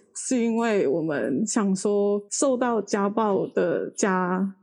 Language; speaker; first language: Chinese; non-native, local second language; Cantonese